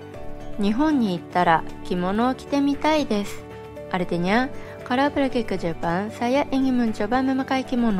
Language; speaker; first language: Japanese; non-native, fluent; Indonesian